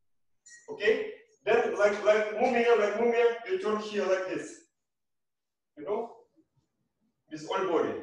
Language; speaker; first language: English; non-native, learner; Russian